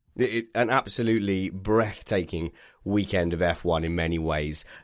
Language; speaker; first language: English; native; English